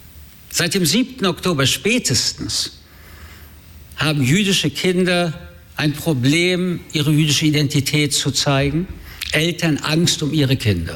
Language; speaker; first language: German; early bilingual, other home language; French